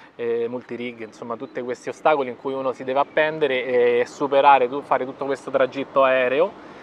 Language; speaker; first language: Italian; native; Italian